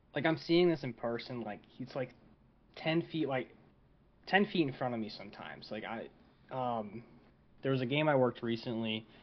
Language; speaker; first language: English; native; English